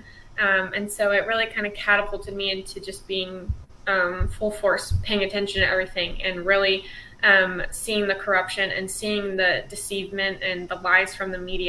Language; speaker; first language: English; native; English